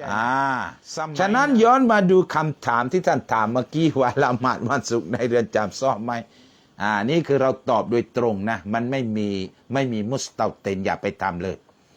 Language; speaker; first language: Thai; non-native, local second language; Malay